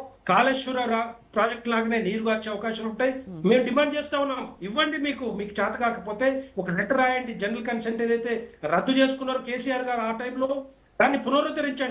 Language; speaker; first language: Telugu; native; Telugu